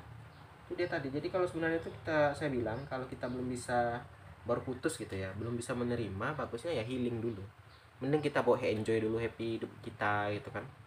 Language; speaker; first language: Indonesian; native; Indonesian